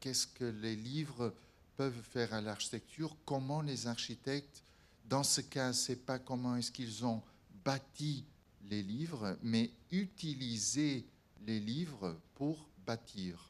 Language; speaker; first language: French; non-native, fluent; Portuguese